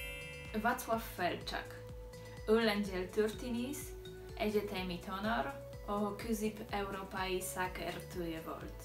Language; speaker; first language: Hungarian; non-native, learner; Polish